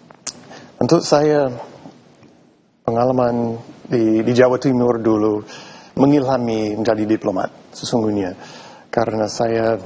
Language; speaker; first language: Indonesian; non-native, fluent; English